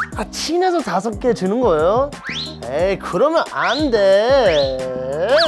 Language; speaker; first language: Korean; non-native, learner; English